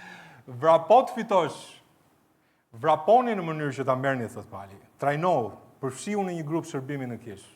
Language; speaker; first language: Albanian; native; Albanian